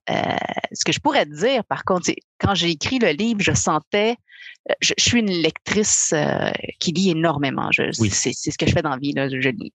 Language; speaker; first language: French; early bilingual, other home language; Spanish